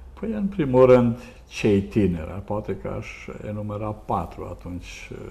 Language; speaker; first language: Romanian; non-native, local second language; Hungarian